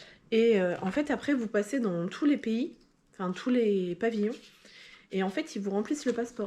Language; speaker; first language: French; native; French